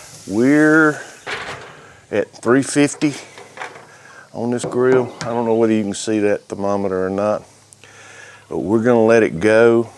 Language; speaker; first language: English; native; English